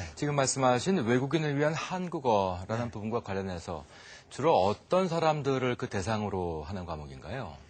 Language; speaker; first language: Korean; native; Korean